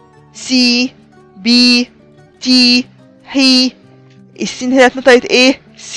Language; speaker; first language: Arabic; native; Arabic